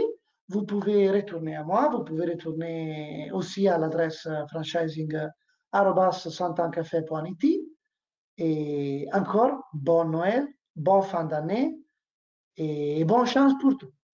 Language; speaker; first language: French; non-native, learner; Italian